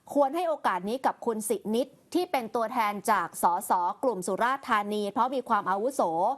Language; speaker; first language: Thai; native; Thai